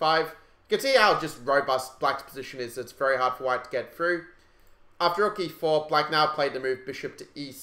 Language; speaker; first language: English; native; English